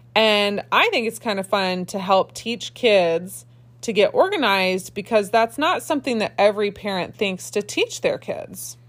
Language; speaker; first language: English; native; English